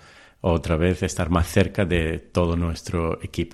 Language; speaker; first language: Spanish; early bilingual, heritage; Telugu